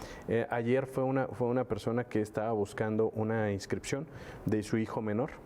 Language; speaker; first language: Spanish; native; Spanish